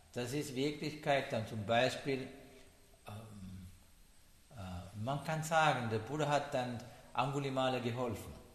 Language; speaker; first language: German; non-native, learner; Sinhala